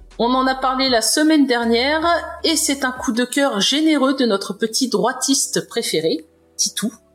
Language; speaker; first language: French; native; French